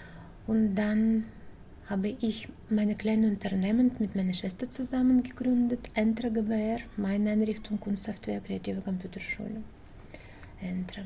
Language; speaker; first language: German; non-native, learner; Russian